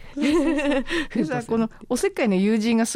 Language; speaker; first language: Japanese; native; Japanese